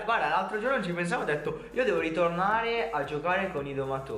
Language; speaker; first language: Italian; native; Italian